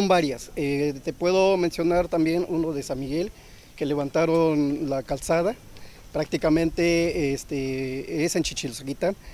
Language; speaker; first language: Spanish; native; Spanish